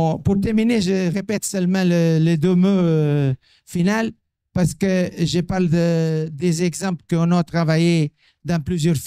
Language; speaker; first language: French; non-native, fluent; Portuguese